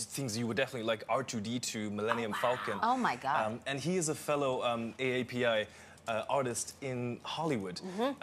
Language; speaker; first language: English; native; English